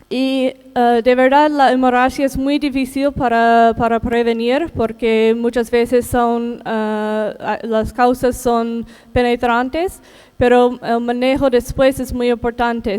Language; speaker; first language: Spanish; non-native, fluent; English